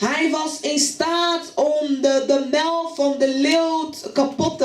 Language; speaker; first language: Dutch; non-native, fluent; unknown